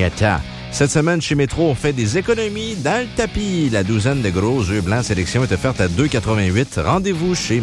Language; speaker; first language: French; native; French